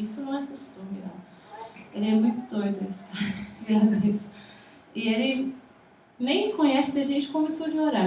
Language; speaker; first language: Portuguese; non-native, fluent; English